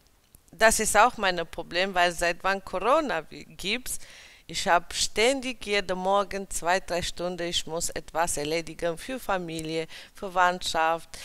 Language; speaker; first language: German; early bilingual, other home language; Romany